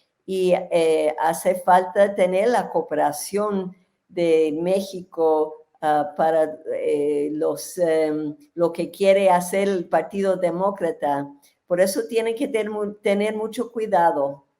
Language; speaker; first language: Spanish; non-native, fluent; English